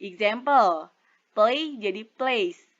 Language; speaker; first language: English; non-native, fluent; Indonesian